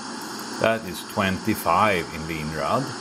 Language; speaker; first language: English; non-native, fluent; Swedish